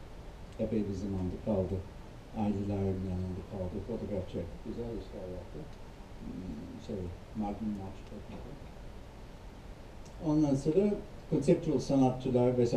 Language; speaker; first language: Turkish; non-native, fluent; English